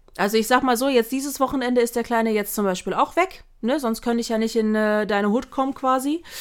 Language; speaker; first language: German; early bilingual, other home language; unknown